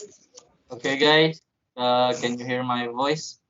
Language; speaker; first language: English; non-native, learner; Indonesian